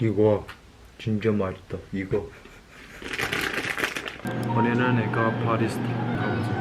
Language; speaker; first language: Korean; non-native, learner; Chinese